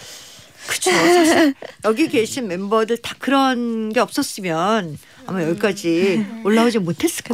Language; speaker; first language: Korean; native; Korean